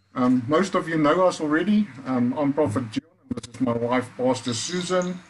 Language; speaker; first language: English; non-native, local second language; Afrikaans